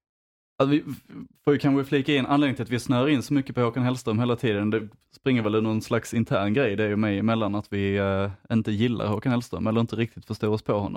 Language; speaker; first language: Swedish; native; Swedish